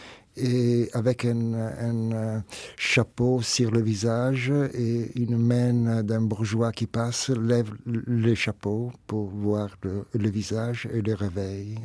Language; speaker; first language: French; non-native, fluent; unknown